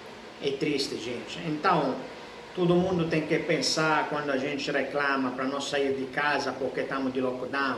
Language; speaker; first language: Portuguese; non-native, fluent; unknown